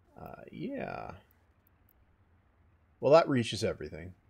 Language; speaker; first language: English; native; English